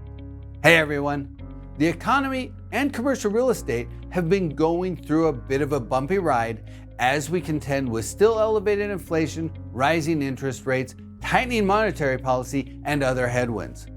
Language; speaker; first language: English; native; English